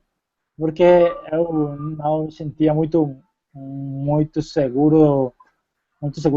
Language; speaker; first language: Portuguese; non-native, fluent; Spanish